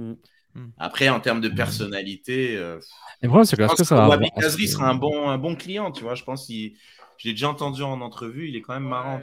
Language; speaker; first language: French; native; French